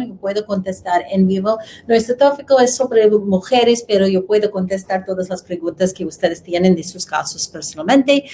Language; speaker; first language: Spanish; non-native, learner; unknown